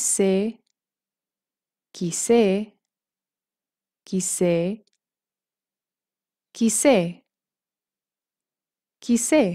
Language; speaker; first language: Hebrew; non-native, fluent; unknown